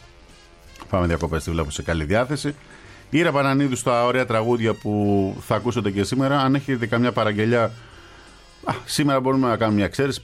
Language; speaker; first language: Greek; native; Greek